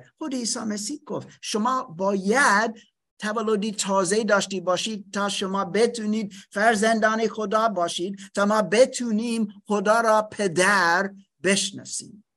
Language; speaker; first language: Persian; non-native, fluent; English